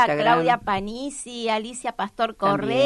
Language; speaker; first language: Spanish; native; Spanish